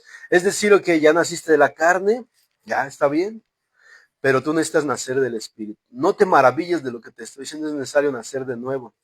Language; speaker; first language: Spanish; native; Spanish